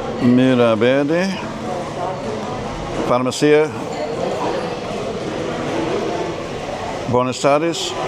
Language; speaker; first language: Spanish; non-native, learner; English